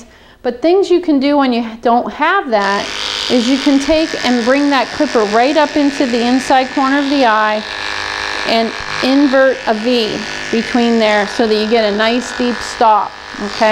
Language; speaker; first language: English; native; English